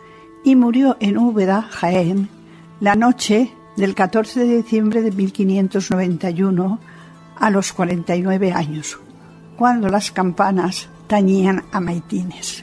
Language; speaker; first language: Spanish; native; Spanish